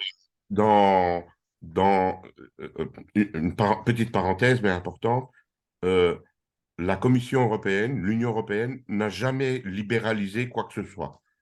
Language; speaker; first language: French; native; French